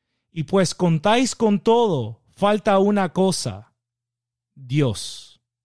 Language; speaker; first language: Spanish; native; Spanish